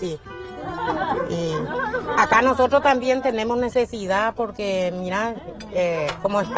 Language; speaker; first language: Spanish; non-native, local second language; Guarani